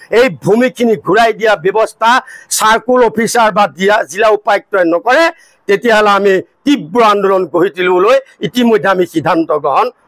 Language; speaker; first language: Assamese; native; Assamese